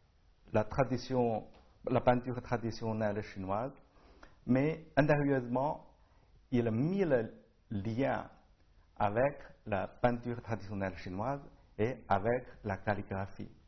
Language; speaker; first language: French; non-native, learner; Chinese